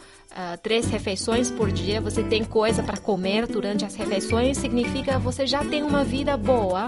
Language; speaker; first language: Portuguese; non-native, fluent; Chinese